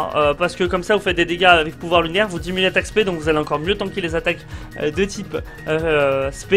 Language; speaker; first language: French; native; French